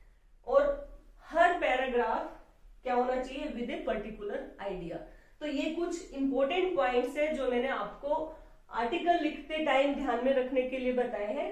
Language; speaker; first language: Hindi; native; Hindi